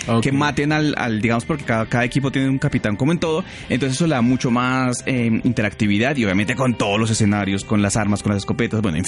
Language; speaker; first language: Spanish; native; Spanish